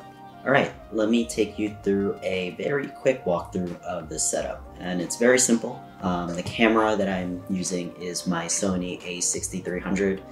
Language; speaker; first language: English; native; English